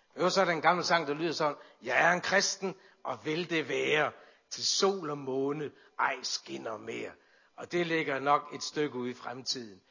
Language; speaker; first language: Danish; native; Danish